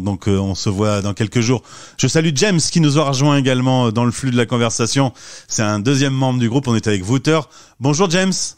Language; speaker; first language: French; native; French